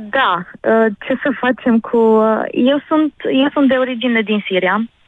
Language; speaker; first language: Romanian; early bilingual, other home language; Arabic